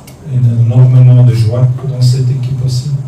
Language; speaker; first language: French; non-native, learner; Dutch